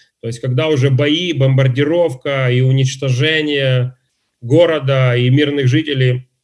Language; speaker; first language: Russian; native; Russian